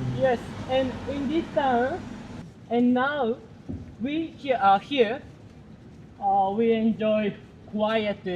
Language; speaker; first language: English; non-native, learner; Japanese